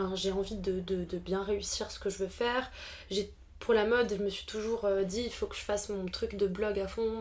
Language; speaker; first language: French; native; French